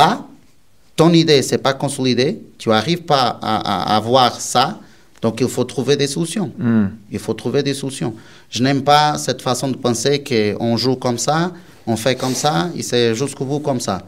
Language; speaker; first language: French; non-native, learner; Portuguese